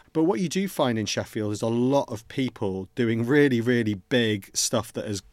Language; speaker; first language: English; native; English